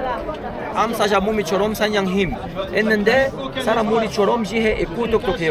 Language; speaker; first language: Korean; non-native, learner; Arabic